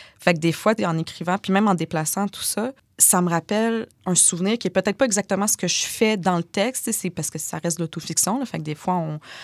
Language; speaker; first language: French; native; French